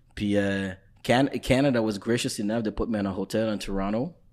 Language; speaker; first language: French; non-native, fluent; English